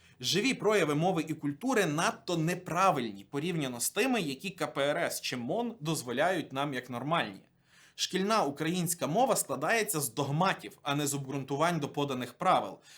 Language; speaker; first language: Ukrainian; native; Ukrainian